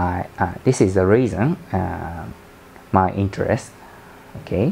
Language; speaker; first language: English; non-native, learner; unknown